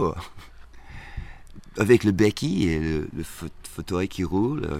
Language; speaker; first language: French; non-native, fluent; English